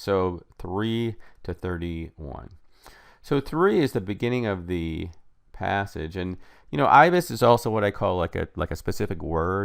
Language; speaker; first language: English; native; English